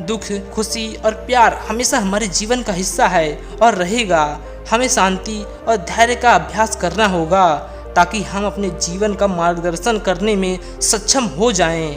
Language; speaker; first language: Hindi; native; Hindi